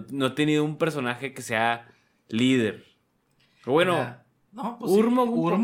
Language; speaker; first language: Spanish; native; Spanish